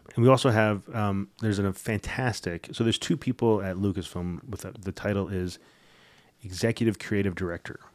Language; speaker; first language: English; native; English